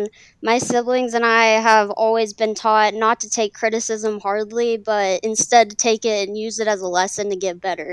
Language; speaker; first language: English; native; English